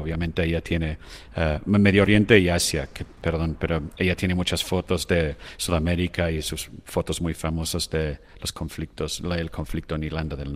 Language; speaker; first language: Spanish; non-native, fluent; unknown